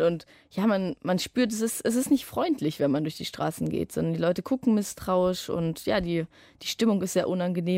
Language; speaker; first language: German; native; German